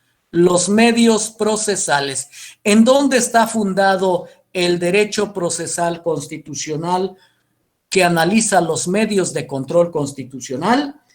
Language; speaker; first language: Spanish; native; Spanish